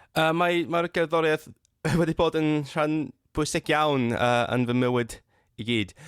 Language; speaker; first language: Welsh; non-native, fluent; Cantonese